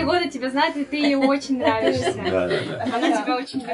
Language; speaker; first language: Russian; native; Russian